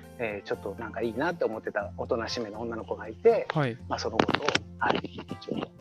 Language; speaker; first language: Japanese; native; Japanese